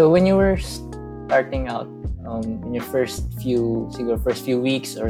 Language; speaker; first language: English; non-native, local second language; Hiligaynon